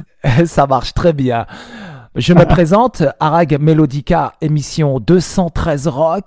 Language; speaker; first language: French; native; French